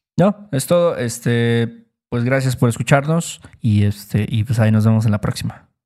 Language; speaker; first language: Spanish; native; Spanish